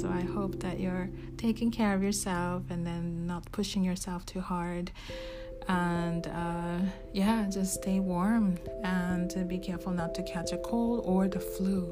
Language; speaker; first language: English; non-native, fluent; Japanese